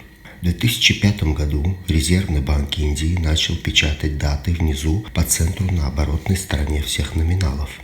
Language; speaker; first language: Russian; native; Russian